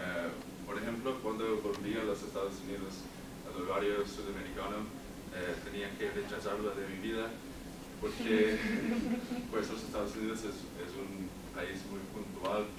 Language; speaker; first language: Spanish; non-native, learner; English